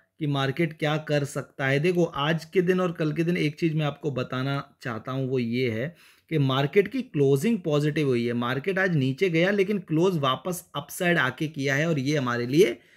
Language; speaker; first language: Hindi; native; Hindi